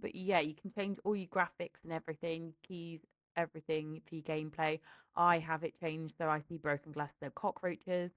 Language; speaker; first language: English; native; English